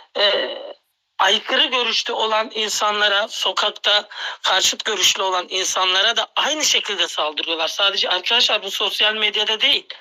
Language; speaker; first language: Turkish; native; Turkish